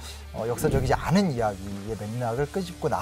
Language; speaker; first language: Korean; native; Korean